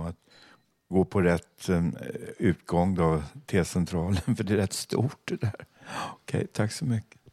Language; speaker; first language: Swedish; native; Swedish